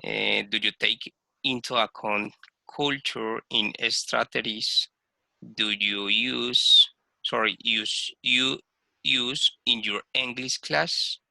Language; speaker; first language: English; non-native, learner; Spanish